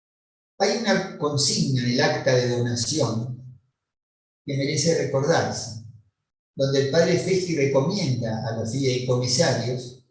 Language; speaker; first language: Spanish; native; Spanish